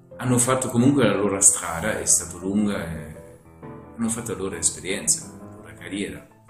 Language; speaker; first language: Italian; non-native, fluent; German